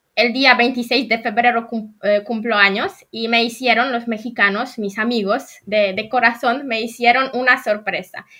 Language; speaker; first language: Spanish; non-native, fluent; Polish